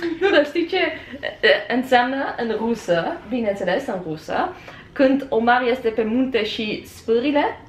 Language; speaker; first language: Romanian; non-native, learner; Dutch